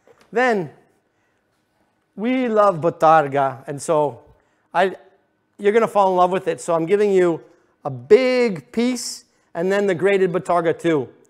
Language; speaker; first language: English; native; English